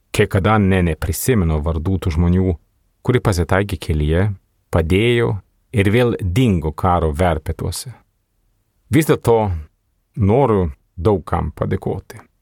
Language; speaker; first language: Lithuanian; non-native, fluent; Swedish